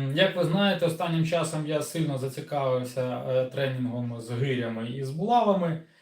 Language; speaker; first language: Ukrainian; non-native, local second language; Russian